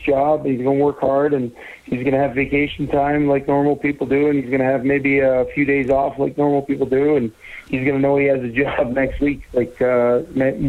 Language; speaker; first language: English; native; English